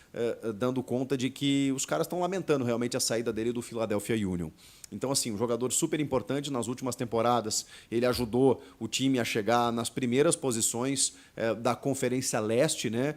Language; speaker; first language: Portuguese; native; Portuguese